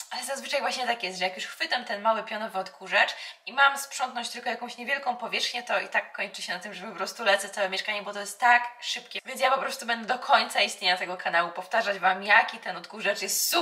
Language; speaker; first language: Polish; native; Polish